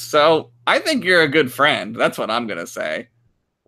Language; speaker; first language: English; native; English